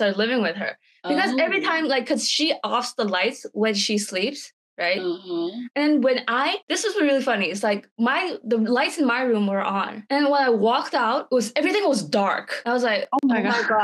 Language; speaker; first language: English; non-native, local second language; Chinese